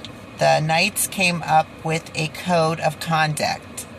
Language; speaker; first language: English; native; English